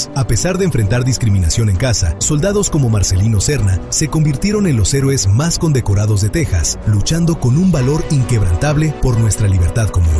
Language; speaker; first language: Spanish; native; Spanish